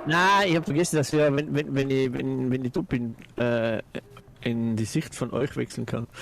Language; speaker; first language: German; native; German